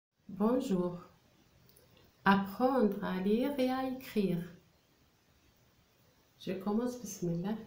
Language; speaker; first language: French; non-native, local second language; Arabic